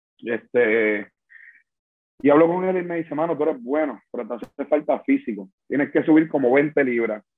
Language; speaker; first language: Spanish; native; Spanish